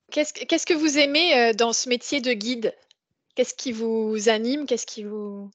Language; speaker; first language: French; native; French